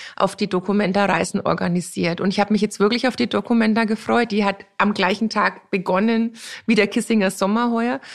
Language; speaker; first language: German; native; German